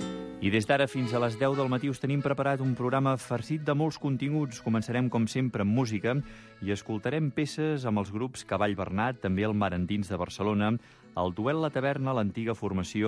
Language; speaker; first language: Catalan; native; Catalan